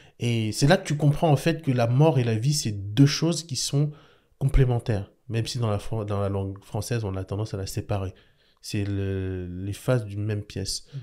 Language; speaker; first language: French; early bilingual, other home language; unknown